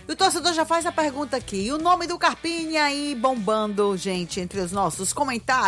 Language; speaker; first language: Portuguese; native; Portuguese